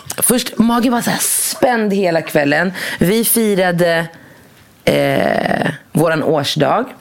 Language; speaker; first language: Swedish; early bilingual, other home language; Arabic